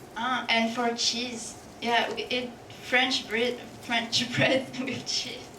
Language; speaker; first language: English; non-native, fluent; French